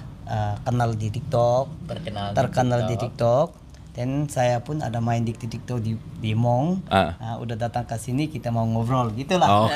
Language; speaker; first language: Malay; non-native, learner; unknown